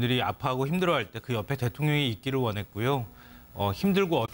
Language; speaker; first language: Korean; native; Korean